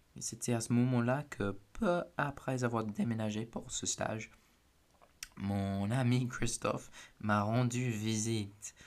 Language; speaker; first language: French; non-native, fluent; English